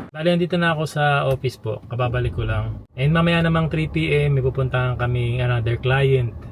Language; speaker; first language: Filipino; native; Filipino